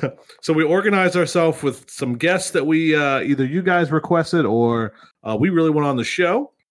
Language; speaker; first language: English; native; English